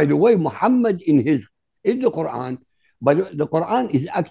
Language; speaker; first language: English; non-native, fluent; Arabic